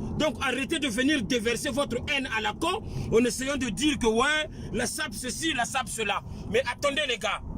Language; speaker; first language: French; non-native, local second language; Lingala